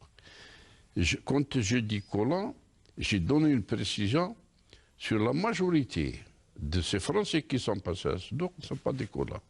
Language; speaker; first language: French; non-native, local second language; Kabyle